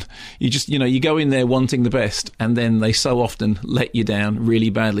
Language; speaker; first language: English; native; English